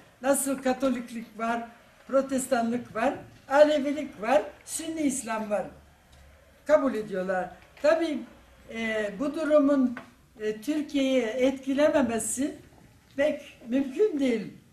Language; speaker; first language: Turkish; non-native, fluent; German